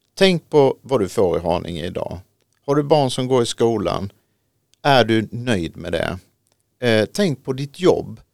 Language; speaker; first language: Swedish; native; Swedish